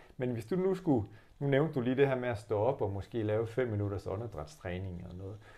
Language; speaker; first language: Danish; native; Danish